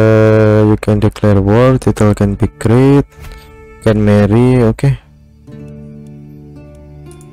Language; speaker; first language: English; non-native, learner; Indonesian